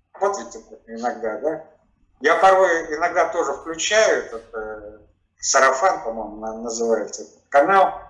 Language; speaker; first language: Russian; native; Russian